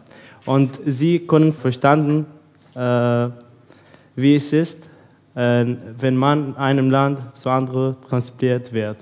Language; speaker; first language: German; non-native, learner; Arabic